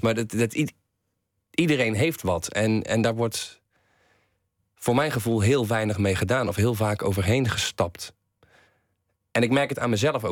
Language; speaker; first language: Dutch; native; Dutch